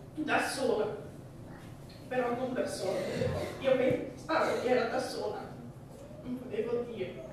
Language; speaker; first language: Italian; non-native, fluent; Portuguese